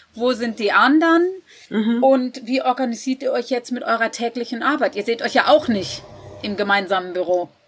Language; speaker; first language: German; native; German